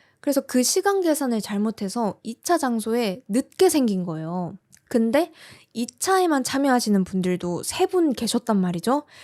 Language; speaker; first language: Korean; native; Korean